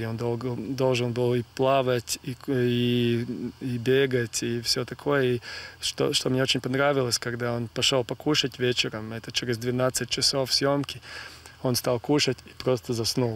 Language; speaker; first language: Russian; non-native, local second language; Latvian